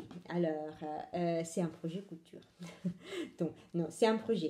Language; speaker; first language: French; non-native, fluent; Italian